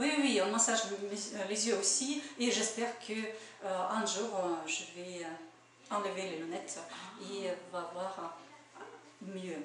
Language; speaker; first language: French; non-native, learner; Russian